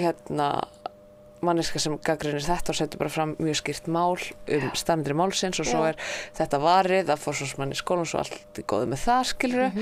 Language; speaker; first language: Icelandic; native; Icelandic